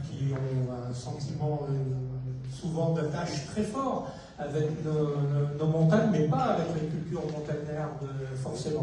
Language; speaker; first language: French; native; French